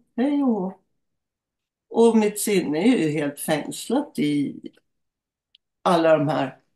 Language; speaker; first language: Swedish; native; Swedish